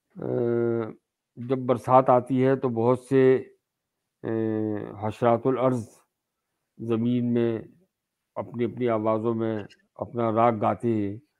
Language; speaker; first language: Urdu; native; Urdu